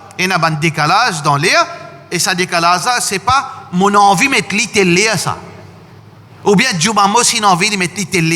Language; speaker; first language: French; non-native, learner; Morisyen